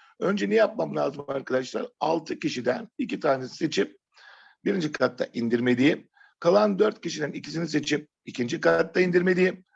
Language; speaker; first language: Turkish; native; Turkish